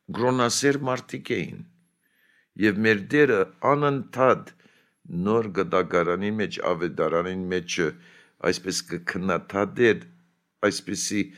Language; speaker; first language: Armenian; early bilingual, heritage; Armenian